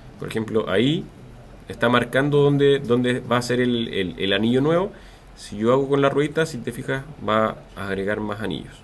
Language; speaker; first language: Spanish; native; Spanish